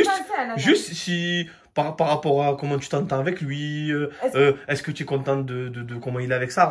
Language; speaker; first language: French; native; French